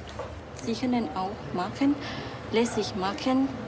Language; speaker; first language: German; non-native, learner; Thai